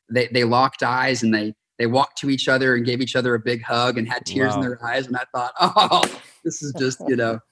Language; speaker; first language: English; native; English